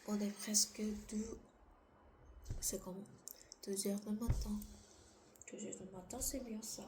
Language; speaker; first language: French; non-native, learner; Korean